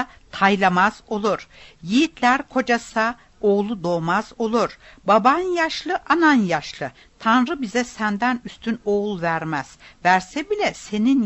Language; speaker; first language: Turkish; native; Turkish